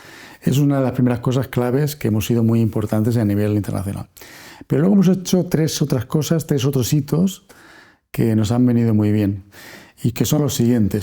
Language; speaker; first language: Spanish; native; Spanish